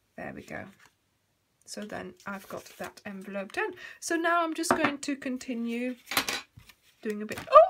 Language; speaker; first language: English; native; English